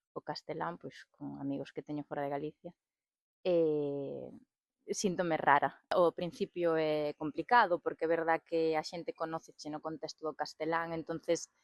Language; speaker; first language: Galician; non-native, local second language; Spanish